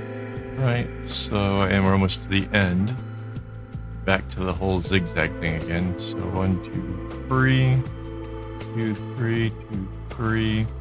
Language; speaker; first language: English; native; English